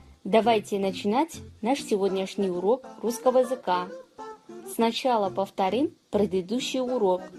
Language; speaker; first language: Russian; non-native, fluent; Kazakh